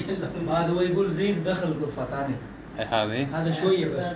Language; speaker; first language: Arabic; non-native, learner; Urdu